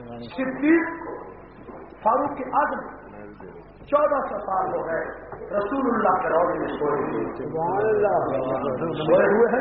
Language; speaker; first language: Urdu; native; Urdu